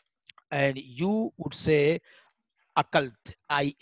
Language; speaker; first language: English; non-native, fluent; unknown